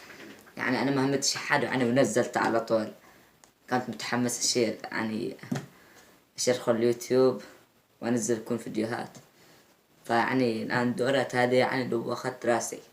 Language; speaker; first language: Arabic; native; Arabic